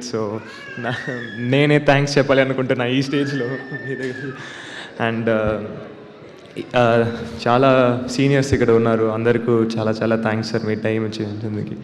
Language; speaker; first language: Telugu; non-native, learner; Tamil